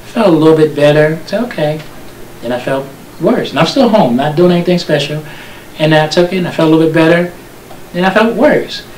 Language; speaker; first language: English; native; English